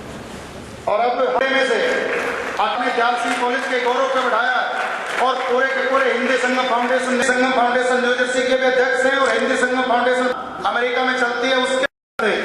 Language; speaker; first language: Hindi; native; Hindi